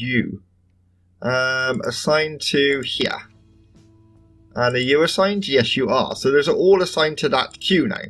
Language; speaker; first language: English; native; English